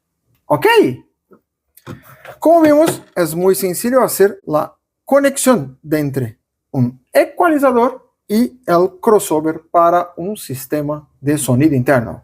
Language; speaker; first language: Spanish; non-native, fluent; Portuguese